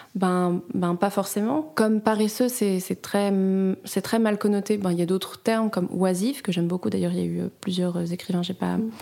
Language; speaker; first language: French; native; French